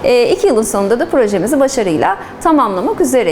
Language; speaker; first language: Turkish; native; Turkish